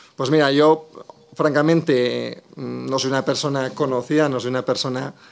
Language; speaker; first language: Spanish; native; Spanish